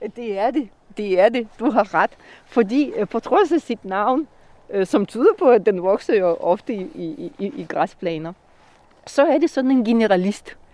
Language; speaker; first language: Danish; non-native, fluent; Russian